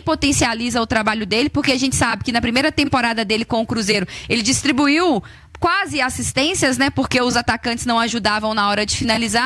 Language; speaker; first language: Portuguese; native; Portuguese